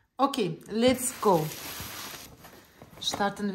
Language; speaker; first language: German; non-native, learner; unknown